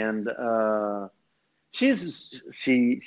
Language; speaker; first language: English; non-native, fluent; Portuguese